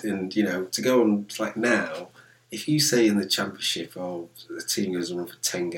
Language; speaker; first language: English; native; English